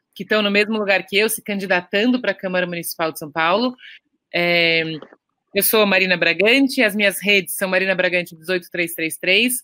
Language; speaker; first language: Portuguese; native; Portuguese